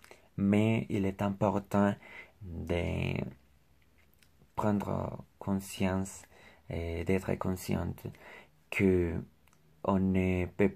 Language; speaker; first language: French; non-native, learner; Spanish